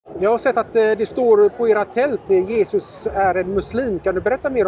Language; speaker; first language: Swedish; native; Swedish